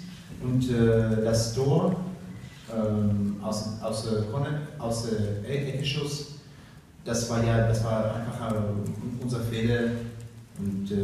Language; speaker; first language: German; non-native, learner; Russian